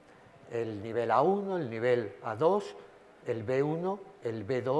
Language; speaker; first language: Spanish; native; Spanish